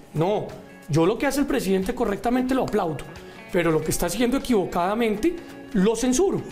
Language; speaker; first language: Spanish; native; Spanish